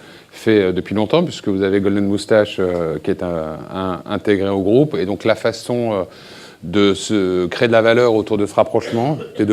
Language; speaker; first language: French; native; French